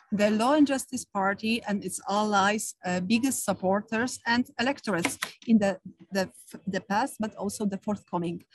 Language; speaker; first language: English; non-native, fluent; Polish